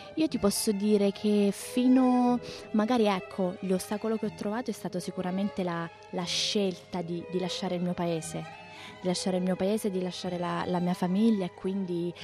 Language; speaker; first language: Italian; native; Italian